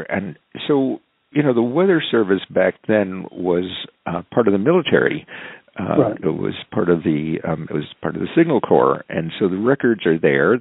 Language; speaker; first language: English; native; English